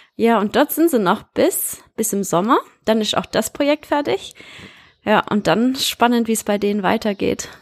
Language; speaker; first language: German; early bilingual, heritage; German